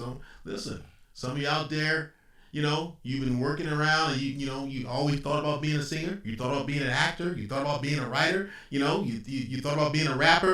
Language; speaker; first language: English; native; English